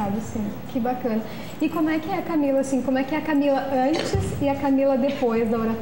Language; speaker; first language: Portuguese; native; Portuguese